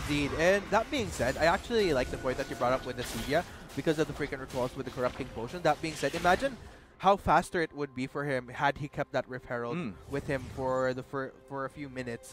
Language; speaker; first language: English; non-native, local second language; Filipino